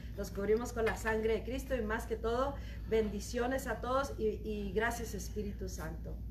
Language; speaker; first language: Spanish; early bilingual, heritage; Spanish